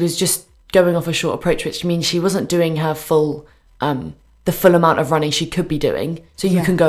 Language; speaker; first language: English; native; English